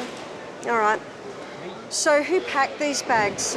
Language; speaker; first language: English; native; English